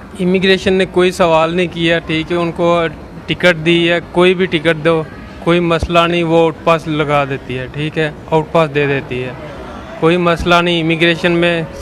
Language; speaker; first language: Urdu; non-native, local second language; Punjabi